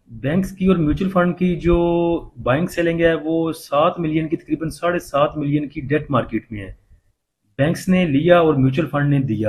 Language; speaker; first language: Hindi; native; Hindi